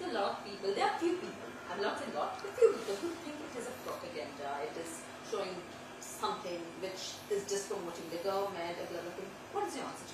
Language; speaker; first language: English; non-native, local second language; Hindi